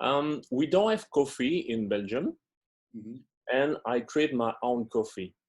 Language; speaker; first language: English; non-native, fluent; French